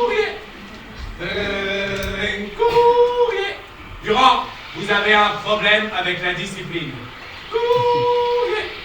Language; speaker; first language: French; native; French